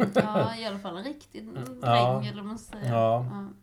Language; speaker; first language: Swedish; native; Swedish